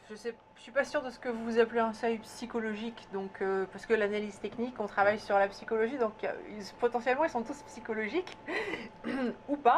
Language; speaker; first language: French; native; French